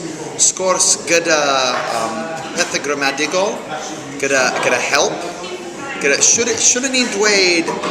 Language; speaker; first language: Welsh; non-native, fluent; English